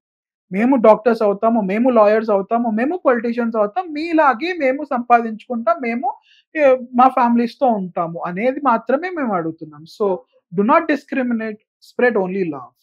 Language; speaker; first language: Telugu; native; Telugu